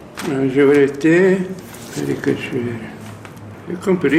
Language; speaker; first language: Portuguese; non-native, fluent; Lithuanian